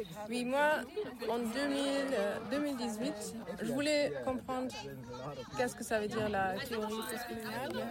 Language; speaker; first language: French; early bilingual, heritage; French